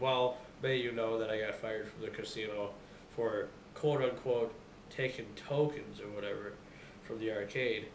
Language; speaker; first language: English; native; English